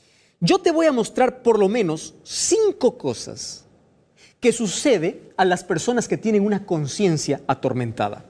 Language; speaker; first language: Spanish; native; Spanish